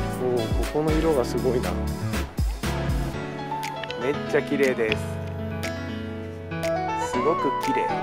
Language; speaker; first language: Japanese; native; Japanese